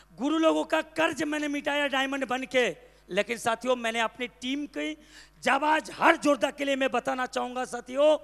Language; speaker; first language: Hindi; non-native, local second language; Bangla